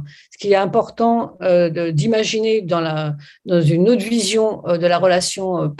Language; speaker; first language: French; native; French